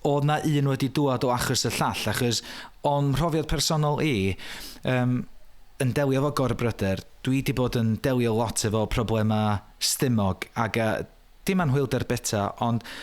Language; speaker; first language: Welsh; native; Welsh